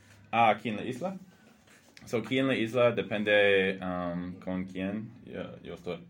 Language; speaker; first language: Spanish; non-native, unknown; English